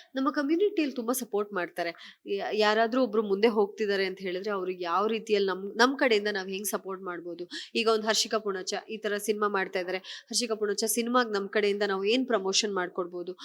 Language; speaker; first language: Kannada; non-native, local second language; Kodava